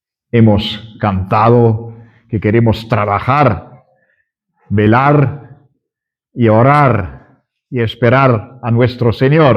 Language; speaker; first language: Spanish; non-native, fluent; German